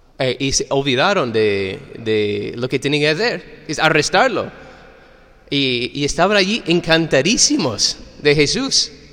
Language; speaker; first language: Spanish; non-native, fluent; English